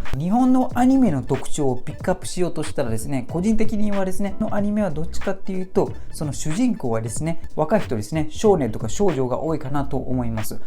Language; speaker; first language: Japanese; non-native, fluent; Malay